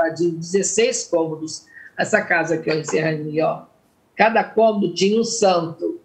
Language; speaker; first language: Portuguese; native; Portuguese